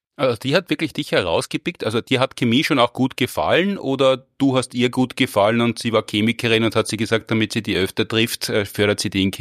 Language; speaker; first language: German; native; German